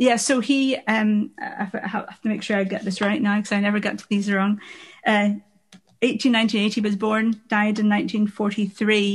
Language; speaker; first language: English; native; English